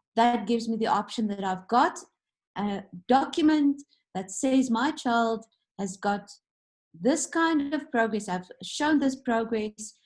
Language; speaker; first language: English; non-native, local second language; Afrikaans